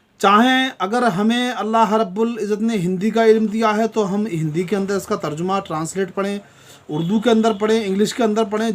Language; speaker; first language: Urdu; native; Urdu